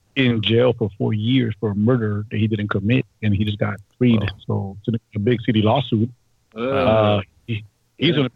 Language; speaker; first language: English; native; English